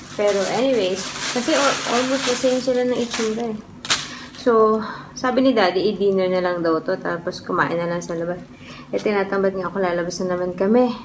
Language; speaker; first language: Filipino; native; Filipino